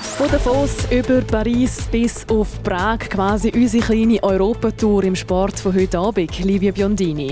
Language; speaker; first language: German; native; German